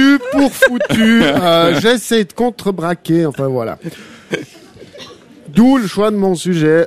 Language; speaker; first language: French; native; French